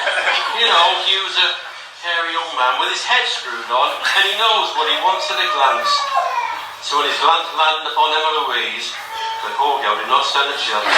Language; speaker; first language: English; native; English